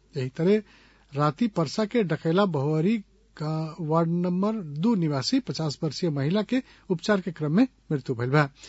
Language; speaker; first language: Bhojpuri; non-native, local second language; Nepali